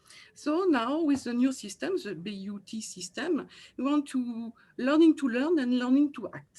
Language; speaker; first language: English; non-native, fluent; French